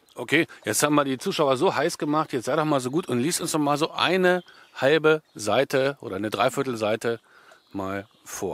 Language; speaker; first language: German; native; German